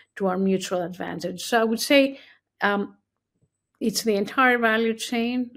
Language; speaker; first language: English; non-native, fluent; Greek